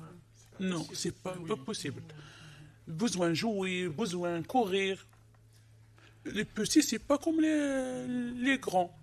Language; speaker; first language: French; non-native, learner; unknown